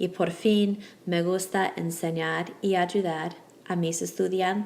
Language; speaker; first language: Spanish; non-native, fluent; English